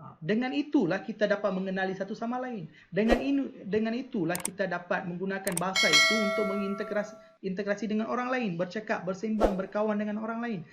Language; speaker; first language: Malay; non-native, local second language; Tamil